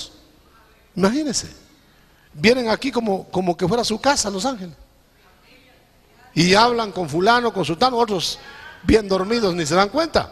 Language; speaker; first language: Spanish; native; Spanish